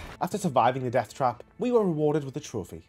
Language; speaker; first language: English; native; English